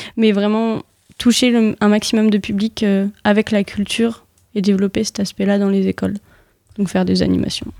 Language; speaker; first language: French; native; French